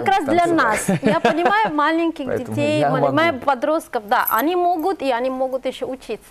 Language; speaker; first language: Russian; non-native, fluent; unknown